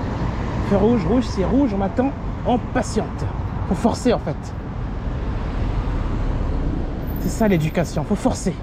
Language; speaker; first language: French; native; French